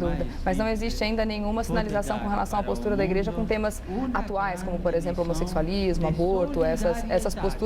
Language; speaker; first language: Portuguese; native; Portuguese